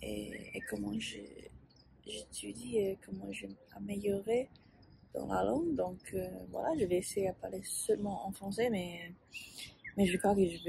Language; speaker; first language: French; non-native, learner; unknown